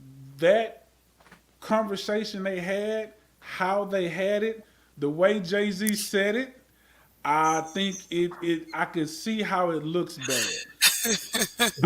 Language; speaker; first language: English; native; English